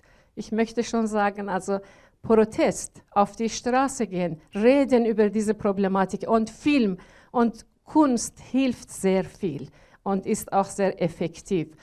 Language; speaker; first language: German; non-native, learner; Persian